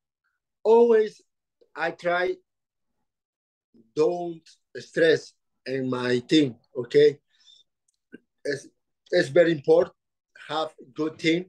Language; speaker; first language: English; non-native, learner; Spanish